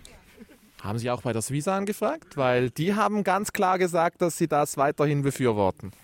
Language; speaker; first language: German; native; German